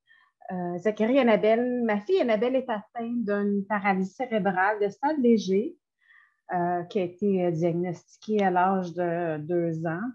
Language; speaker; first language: French; native; French